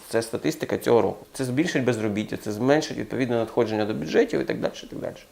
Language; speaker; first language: Ukrainian; non-native, local second language; Russian